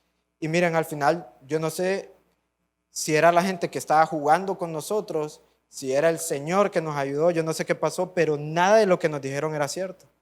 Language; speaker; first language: Spanish; native; Spanish